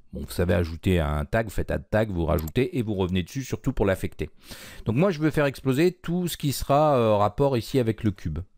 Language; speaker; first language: French; native; French